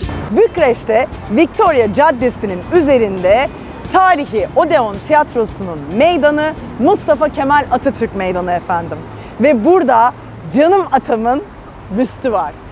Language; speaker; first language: Turkish; native; Turkish